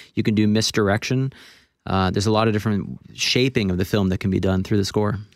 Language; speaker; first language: English; native; English